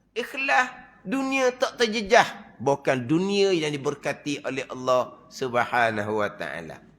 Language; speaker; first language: Malay; native; Malay